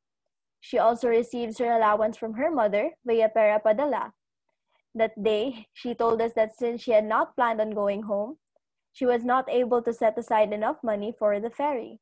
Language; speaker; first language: English; non-native, local second language; Cebuano